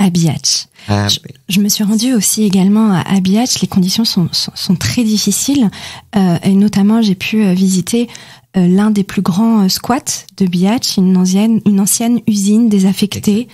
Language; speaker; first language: French; native; French